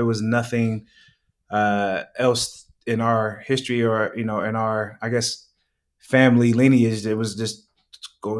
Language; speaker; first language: English; native; English